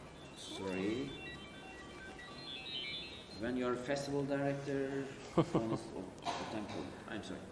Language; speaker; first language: English; non-native, learner; Turkish